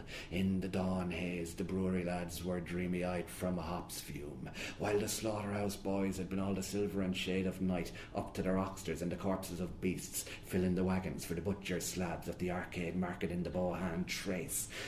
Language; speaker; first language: English; native; English